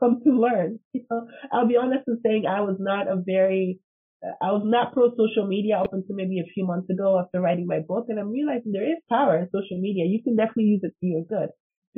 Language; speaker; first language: English; non-native, local second language; Igbo